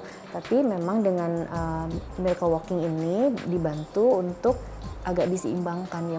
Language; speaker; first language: Indonesian; native; Indonesian